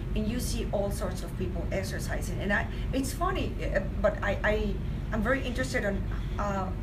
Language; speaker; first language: English; non-native, fluent; Spanish